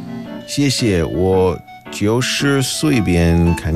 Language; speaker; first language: Chinese; non-native, learner; English